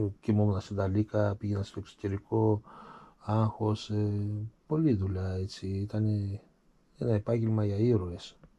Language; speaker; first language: Greek; early bilingual, heritage; Greek